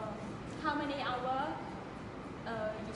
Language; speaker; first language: English; non-native, learner; Khmer